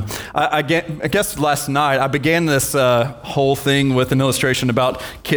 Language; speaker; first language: English; native; English